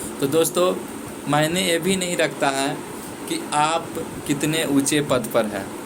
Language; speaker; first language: Hindi; native; Hindi